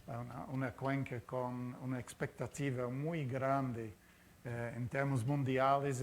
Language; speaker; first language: Spanish; non-native, fluent; Portuguese